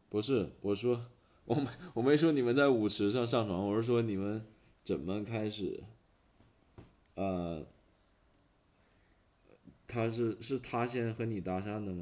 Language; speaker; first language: Chinese; native; Chinese